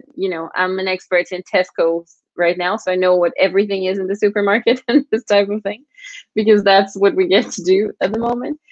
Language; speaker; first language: English; non-native, fluent; Portuguese